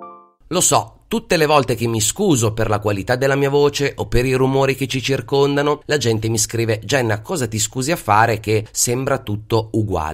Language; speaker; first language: Italian; native; Italian